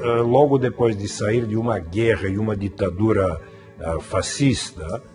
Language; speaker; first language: Portuguese; non-native, fluent; Bulgarian